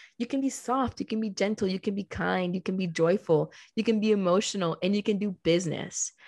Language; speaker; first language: English; early bilingual, other home language; Spanish